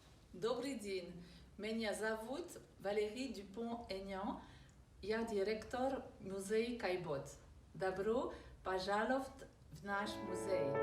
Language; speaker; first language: Russian; non-native, learner; French